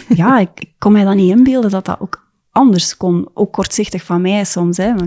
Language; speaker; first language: Dutch; native; Dutch